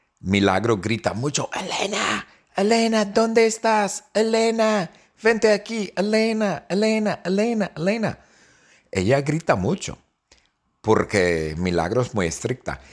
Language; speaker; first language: Spanish; non-native, fluent; English